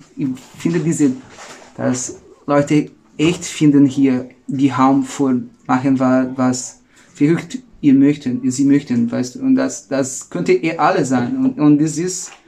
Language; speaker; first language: German; non-native, fluent; Portuguese